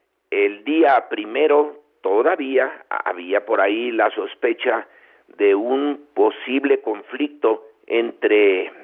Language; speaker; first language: Spanish; native; Spanish